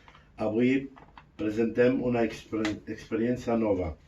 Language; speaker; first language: Catalan; non-native, fluent; Arabic